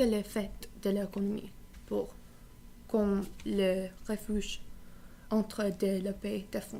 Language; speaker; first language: French; non-native, learner; English